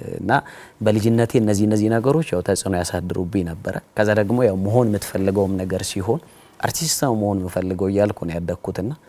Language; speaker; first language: Amharic; native; Amharic